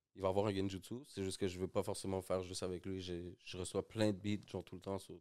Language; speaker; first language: French; early bilingual, other home language; Spanish